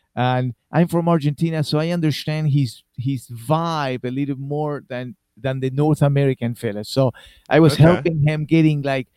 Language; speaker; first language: English; non-native, fluent; Spanish